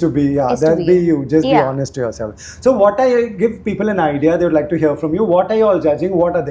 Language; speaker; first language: English; non-native, local second language; Hindi